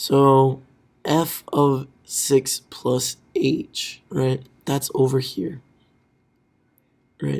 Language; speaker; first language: English; native; English